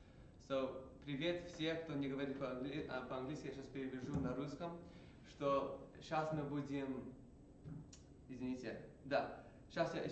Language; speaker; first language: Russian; early bilingual, heritage; English